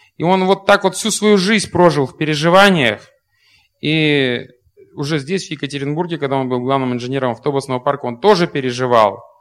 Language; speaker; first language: Russian; native; Russian